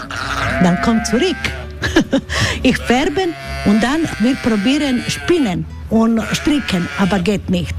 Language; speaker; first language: German; non-native, learner; Croatian